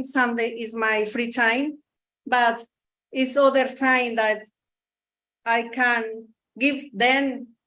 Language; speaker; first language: English; non-native, learner; Spanish